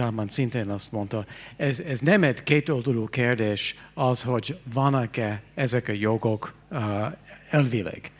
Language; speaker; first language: Hungarian; non-native, fluent; English